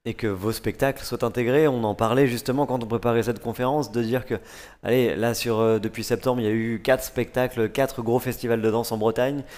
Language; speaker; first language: French; native; French